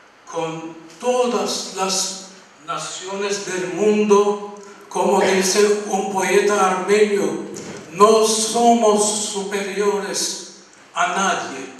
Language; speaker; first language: Spanish; non-native, fluent; Armenian